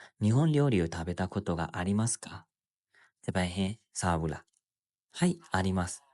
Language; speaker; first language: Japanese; non-native, fluent; Burmese